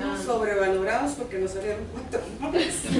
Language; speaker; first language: Spanish; native; Spanish